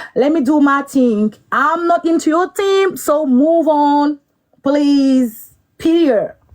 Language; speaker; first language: English; non-native, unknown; Wolof